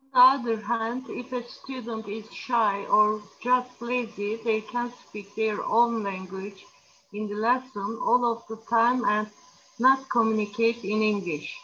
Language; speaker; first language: English; non-native, learner; Turkish